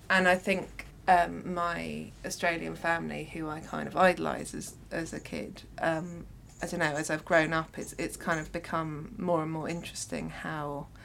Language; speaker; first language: English; native; English